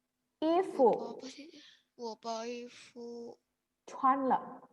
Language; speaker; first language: Chinese; non-native, fluent; Indonesian